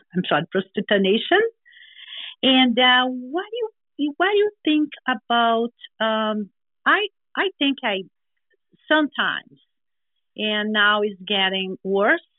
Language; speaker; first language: English; non-native, learner; Portuguese